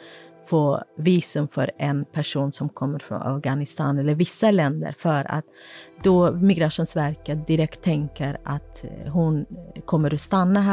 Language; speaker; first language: Swedish; non-native, fluent; Kurdish